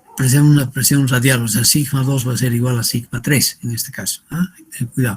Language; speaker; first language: Spanish; native; Spanish